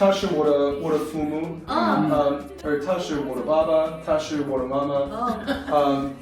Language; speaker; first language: Chinese; non-native, learner; English